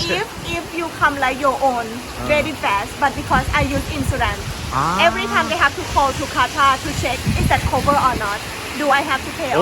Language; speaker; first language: English; non-native, learner; Thai